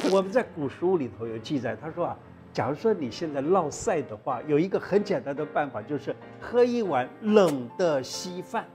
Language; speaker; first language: Chinese; native; Chinese